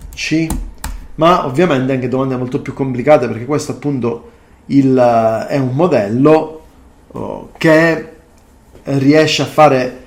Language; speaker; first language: Italian; native; Italian